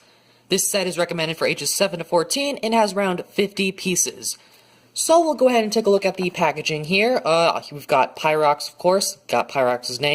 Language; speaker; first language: English; native; English